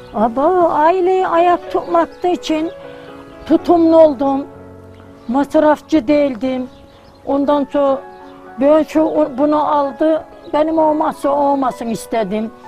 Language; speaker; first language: Turkish; native; Turkish